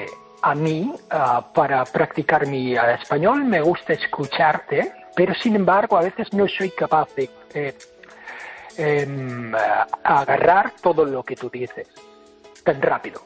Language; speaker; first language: Spanish; non-native, fluent; English